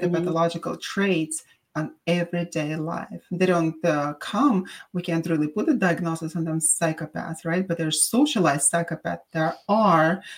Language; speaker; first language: English; non-native, fluent; Russian